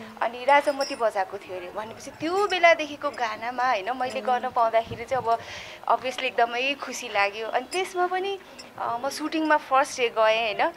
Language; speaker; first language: Nepali; non-native, local second language; Newari